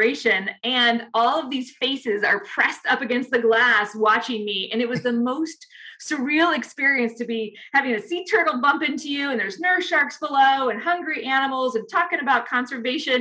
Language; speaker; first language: English; native; English